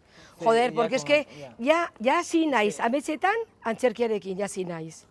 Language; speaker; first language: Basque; non-native, learner; Spanish